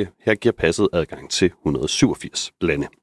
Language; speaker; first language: Danish; native; Danish